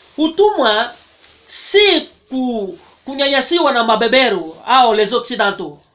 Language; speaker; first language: Swahili; native; Swahili